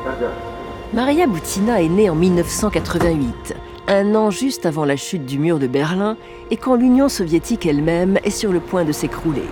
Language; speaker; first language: French; native; French